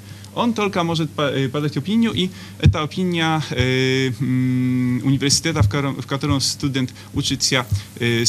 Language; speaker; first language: Russian; non-native, fluent; Polish